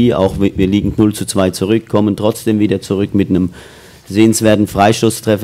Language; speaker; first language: German; native; German